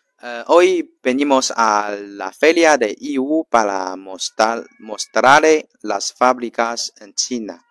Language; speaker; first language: Spanish; non-native, learner; Chinese